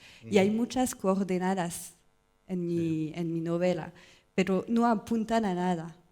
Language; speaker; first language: Spanish; non-native, learner; French